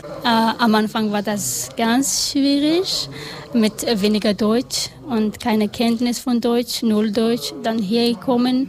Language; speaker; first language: German; non-native, learner; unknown